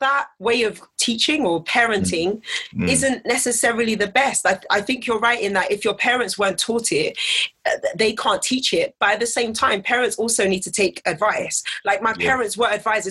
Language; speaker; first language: English; native; English